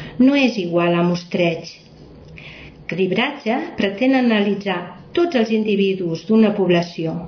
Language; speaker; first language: Catalan; native; Catalan